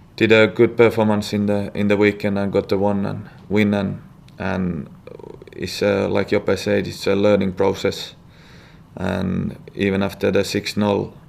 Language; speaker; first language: English; non-native, fluent; Finnish